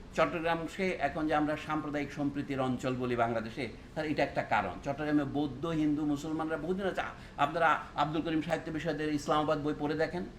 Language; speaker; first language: Bangla; non-native, local second language; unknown